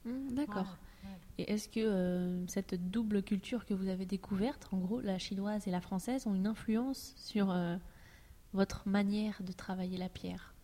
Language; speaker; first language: French; native; French